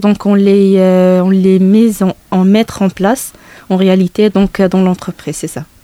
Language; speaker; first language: French; non-native, local second language; Arabic